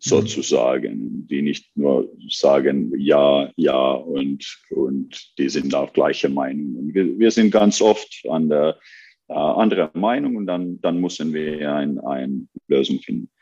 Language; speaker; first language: German; non-native, learner; Finnish